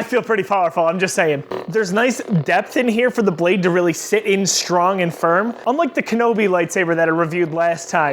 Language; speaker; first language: English; native; English